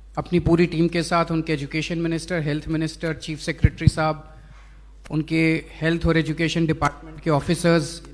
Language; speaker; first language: Hindi; native; Hindi